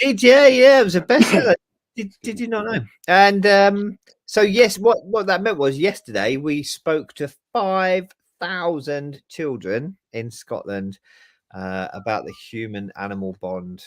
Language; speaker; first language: English; native; English